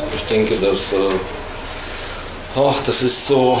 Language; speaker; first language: German; non-native, learner; Russian